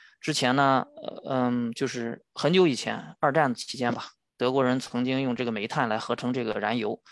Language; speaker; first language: Chinese; native; Chinese